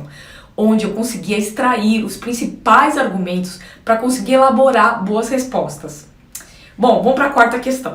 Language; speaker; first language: Portuguese; native; Portuguese